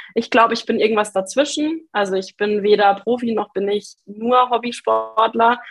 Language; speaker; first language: German; native; German